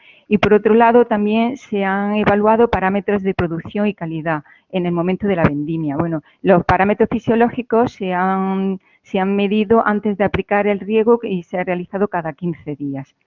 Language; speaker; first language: Spanish; native; Spanish